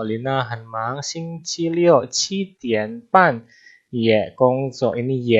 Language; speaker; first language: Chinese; non-native, fluent; Indonesian